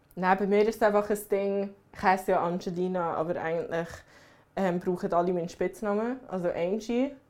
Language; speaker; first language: German; early bilingual, other home language; English